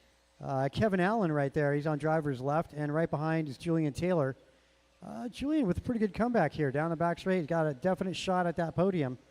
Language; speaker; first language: English; native; English